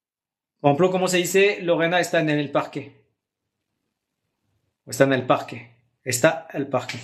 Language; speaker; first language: Spanish; non-native, fluent; French